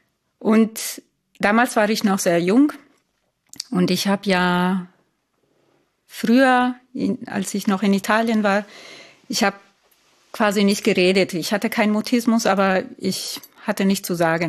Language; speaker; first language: German; non-native, fluent; Italian